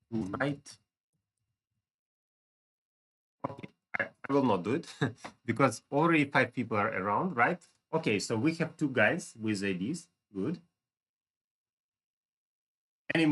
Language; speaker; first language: English; non-native, fluent; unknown